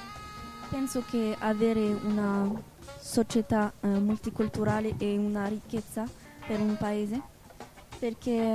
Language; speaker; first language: Italian; non-native, learner; French